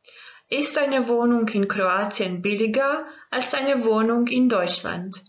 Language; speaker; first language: German; non-native, fluent; Croatian